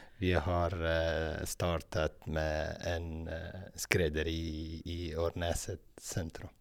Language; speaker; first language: Swedish; non-native, learner; Persian